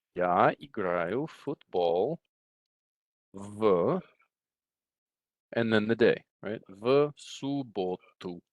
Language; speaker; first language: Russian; non-native, fluent; English